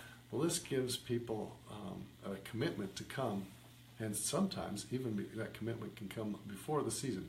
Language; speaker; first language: English; native; English